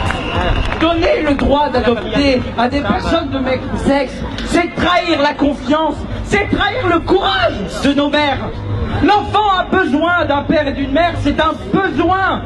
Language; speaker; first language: French; native; French